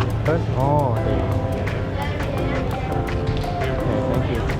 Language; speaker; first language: English; non-native, learner; Khmer